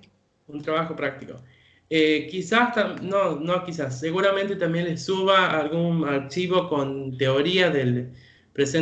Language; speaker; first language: Spanish; native; Spanish